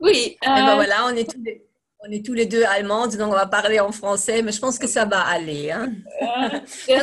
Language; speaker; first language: French; non-native, fluent; German